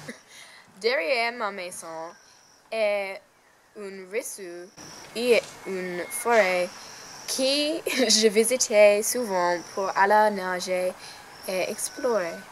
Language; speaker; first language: French; non-native, learner; English